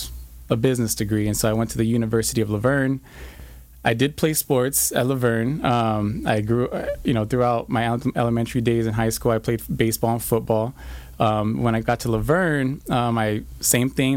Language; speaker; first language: English; native; English